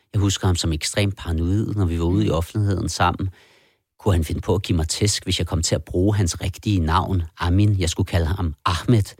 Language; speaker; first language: Danish; early bilingual, other home language; Persian